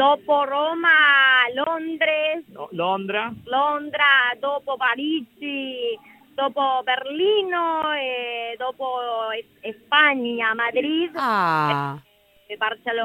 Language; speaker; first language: Italian; non-native, learner; Spanish